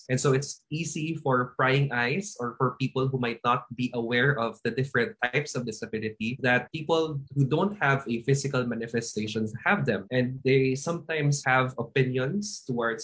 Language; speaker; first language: English; non-native, local second language; Hiligaynon